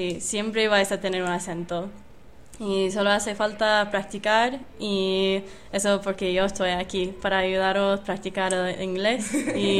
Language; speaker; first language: Spanish; non-native, fluent; English